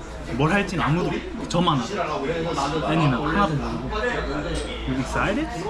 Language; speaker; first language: Korean; native; Korean